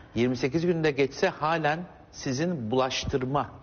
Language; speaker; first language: Turkish; native; Turkish